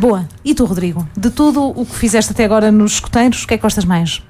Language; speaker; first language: Portuguese; native; Portuguese